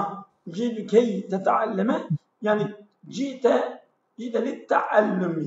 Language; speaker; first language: Arabic; non-native, fluent; Turkish